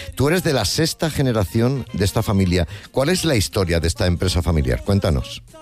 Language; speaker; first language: Spanish; native; Spanish